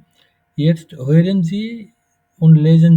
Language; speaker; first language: German; non-native, fluent; Bangla